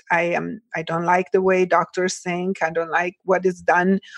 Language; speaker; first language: English; early bilingual, other home language; Italian